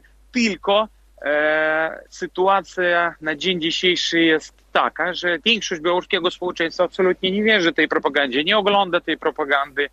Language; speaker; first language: Polish; non-native, fluent; Belarusian